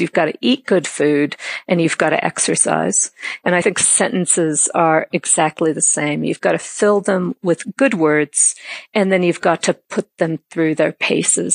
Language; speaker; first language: English; native; English